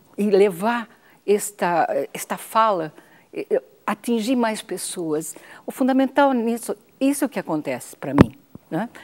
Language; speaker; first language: Portuguese; non-native, fluent; Spanish